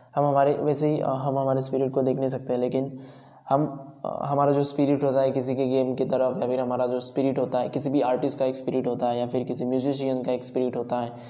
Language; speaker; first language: Hindi; non-native, local second language; Marathi